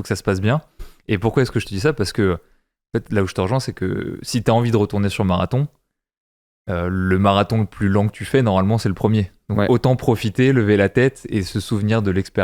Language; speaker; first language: French; native; French